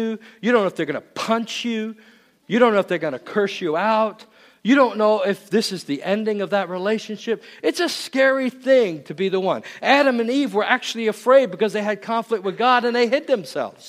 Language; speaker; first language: English; native; English